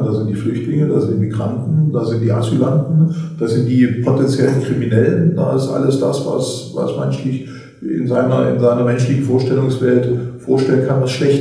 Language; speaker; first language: German; native; German